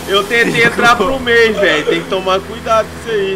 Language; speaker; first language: Portuguese; native; Portuguese